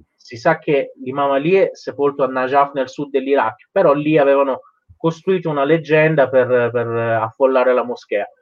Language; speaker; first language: Italian; non-native, fluent; Persian